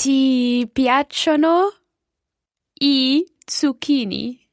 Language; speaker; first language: Italian; non-native, learner; English